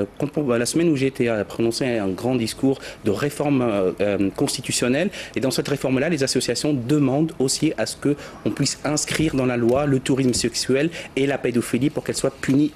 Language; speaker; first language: French; native; French